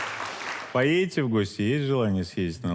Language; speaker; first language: Russian; native; Russian